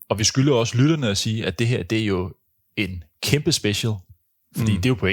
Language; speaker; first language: Danish; native; Danish